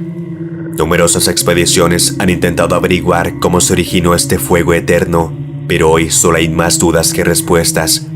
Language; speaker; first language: Spanish; native; Spanish